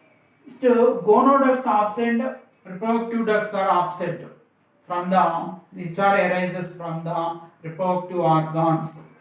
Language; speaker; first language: English; non-native, local second language; Telugu